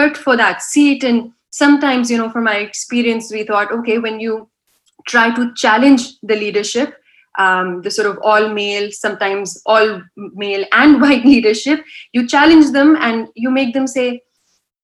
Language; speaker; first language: English; non-native, local second language; Urdu